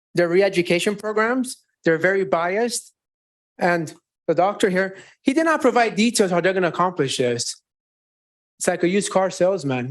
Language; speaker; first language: English; non-native, fluent; Romanian